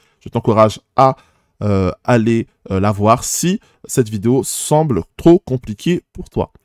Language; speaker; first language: French; native; French